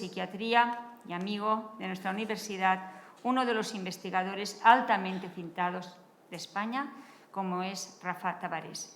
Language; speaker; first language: Spanish; native; Spanish